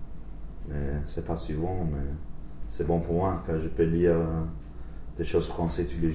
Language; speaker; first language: French; non-native, learner; English